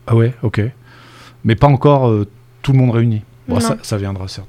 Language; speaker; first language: French; native; French